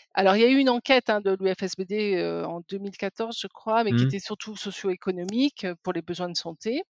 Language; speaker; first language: French; native; French